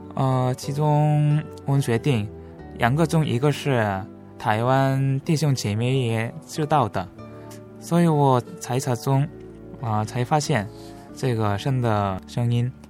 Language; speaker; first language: Chinese; non-native, learner; Korean